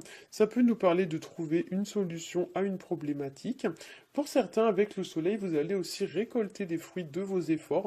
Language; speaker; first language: French; native; French